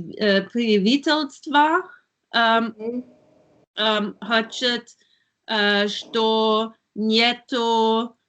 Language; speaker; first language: Russian; non-native, learner; German